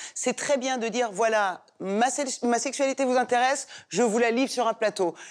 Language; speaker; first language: French; non-native, fluent; Persian